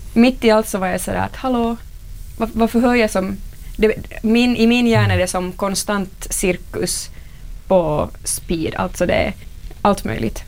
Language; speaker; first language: Swedish; native; Swedish